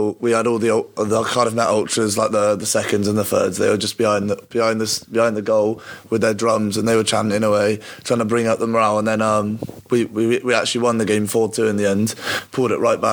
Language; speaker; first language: English; native; English